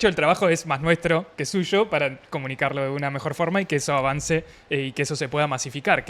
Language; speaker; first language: Spanish; native; Spanish